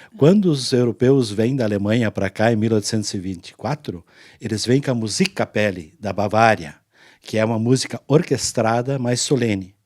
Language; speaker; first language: Portuguese; non-native, local second language; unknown